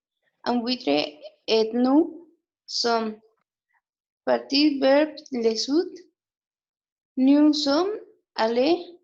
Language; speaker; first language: French; non-native, learner; Spanish